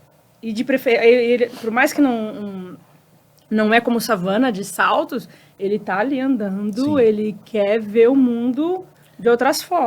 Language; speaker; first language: Portuguese; native; Portuguese